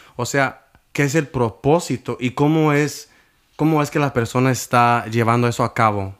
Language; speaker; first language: Spanish; early bilingual, heritage; Spanish